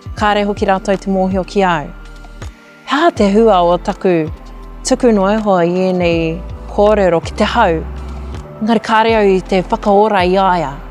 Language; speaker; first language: Māori; native; Māori